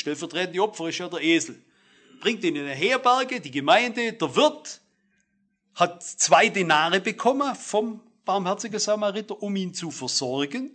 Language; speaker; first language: German; native; German